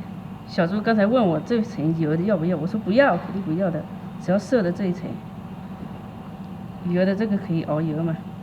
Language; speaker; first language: Chinese; native; Chinese